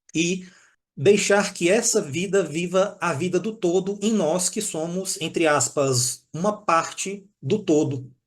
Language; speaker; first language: Portuguese; native; Portuguese